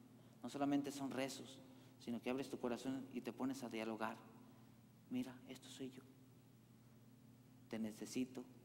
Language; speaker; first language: Spanish; native; Spanish